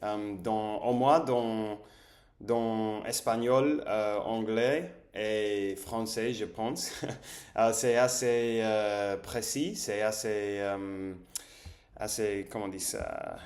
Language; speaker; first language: French; non-native, learner; English